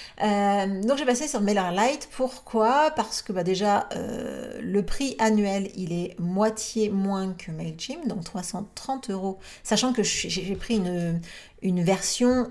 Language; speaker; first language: French; native; French